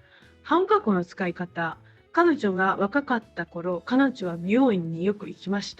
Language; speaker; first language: Japanese; native; Japanese